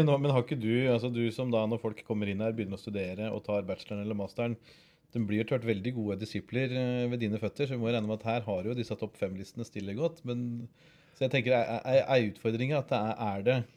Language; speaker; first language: Norwegian; native; Norwegian